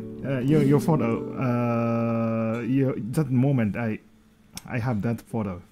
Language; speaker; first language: English; non-native, learner; Japanese